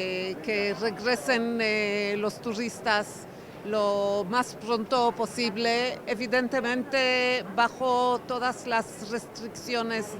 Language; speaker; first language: Spanish; non-native, fluent; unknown